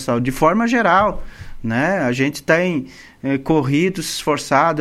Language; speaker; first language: Portuguese; native; Portuguese